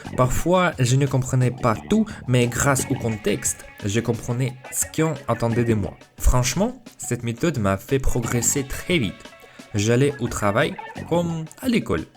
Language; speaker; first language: French; non-native, fluent; Russian